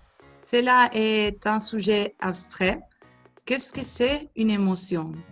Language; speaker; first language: French; non-native, fluent; Spanish